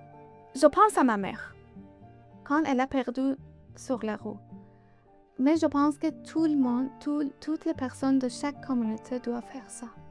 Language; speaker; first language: French; non-native, learner; Persian